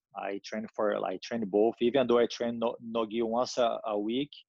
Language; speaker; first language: English; non-native, learner; Portuguese